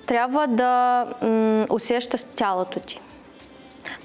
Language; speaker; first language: Bulgarian; non-native, learner; Russian